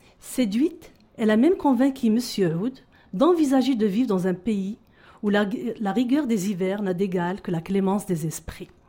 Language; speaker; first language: French; non-native, local second language; Arabic